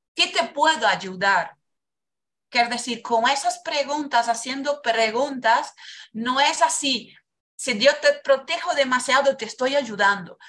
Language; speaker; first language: Spanish; non-native, fluent; Portuguese